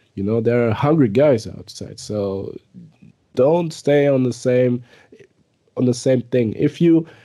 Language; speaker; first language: English; early bilingual, other home language; German